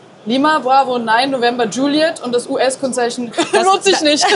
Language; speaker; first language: German; native; German